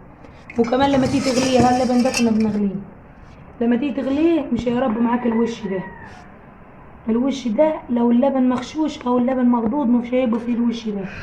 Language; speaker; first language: Arabic; native; Arabic